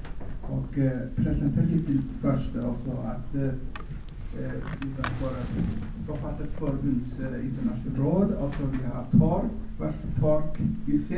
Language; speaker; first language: Swedish; non-native, fluent; Chinese